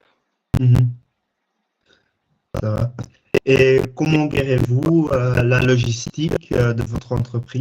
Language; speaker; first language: French; non-native, local second language; Dutch